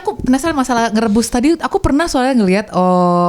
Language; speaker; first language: Indonesian; native; Indonesian